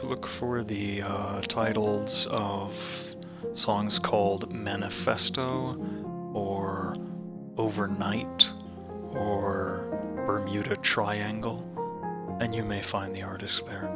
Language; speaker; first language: English; native; English